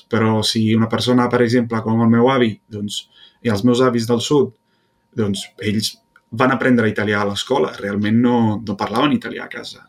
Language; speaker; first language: Catalan; non-native, fluent; Italian